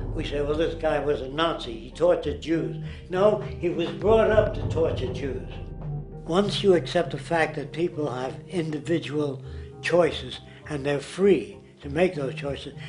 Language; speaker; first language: English; native; English